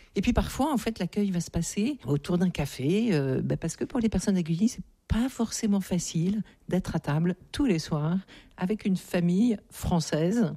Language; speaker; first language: French; native; French